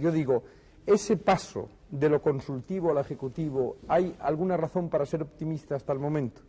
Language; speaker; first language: Spanish; native; Spanish